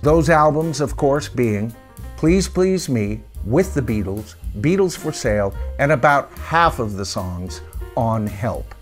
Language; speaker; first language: English; native; English